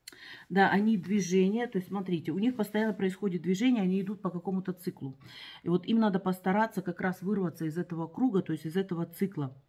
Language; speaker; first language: Russian; native; Russian